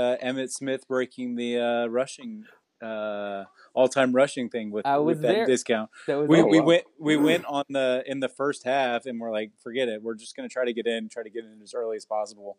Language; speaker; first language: English; native; English